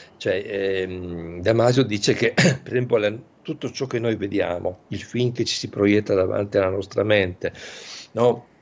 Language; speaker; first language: Italian; native; Italian